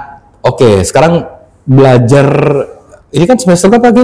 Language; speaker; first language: Indonesian; native; Indonesian